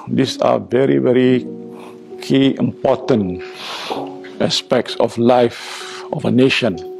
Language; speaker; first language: English; non-native, local second language; Malay